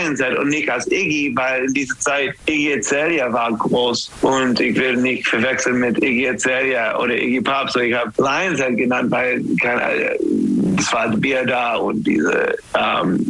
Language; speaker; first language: German; non-native, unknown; English